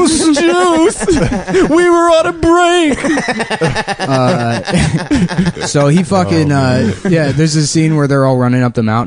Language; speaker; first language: English; native; English